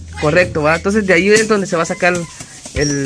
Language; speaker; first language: Spanish; native; Spanish